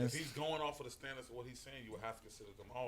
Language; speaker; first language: English; native; English